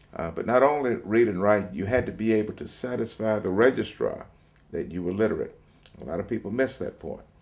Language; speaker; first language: English; native; English